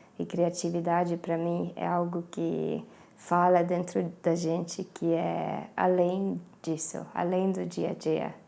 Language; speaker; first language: Portuguese; non-native, fluent; Estonian